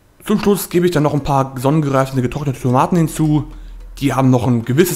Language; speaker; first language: German; native; German